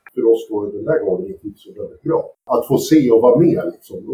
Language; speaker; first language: Swedish; native; Swedish